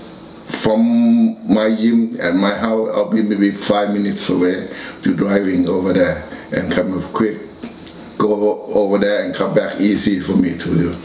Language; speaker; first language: English; non-native, learner; Thai